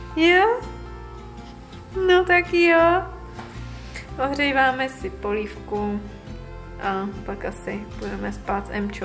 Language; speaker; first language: Czech; native; Czech